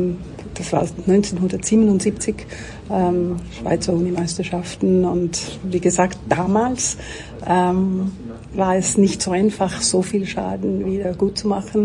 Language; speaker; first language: German; non-native, local second language; French